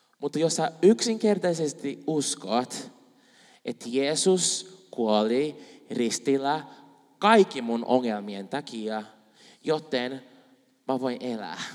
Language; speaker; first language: Finnish; non-native, fluent; Spanish